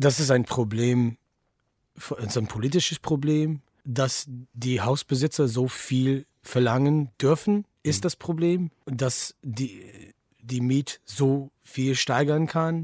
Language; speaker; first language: German; non-native, fluent; English